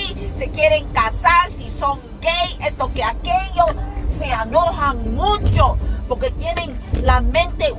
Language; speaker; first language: Spanish; early bilingual, heritage; Spanish